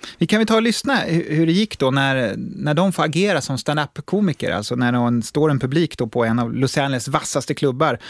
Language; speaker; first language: Swedish; native; Swedish